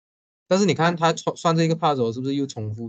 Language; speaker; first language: Chinese; native; Chinese